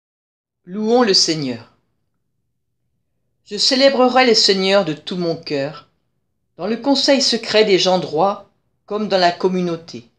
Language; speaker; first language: French; native; French